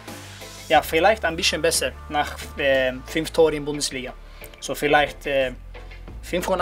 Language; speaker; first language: German; non-native, learner; Dutch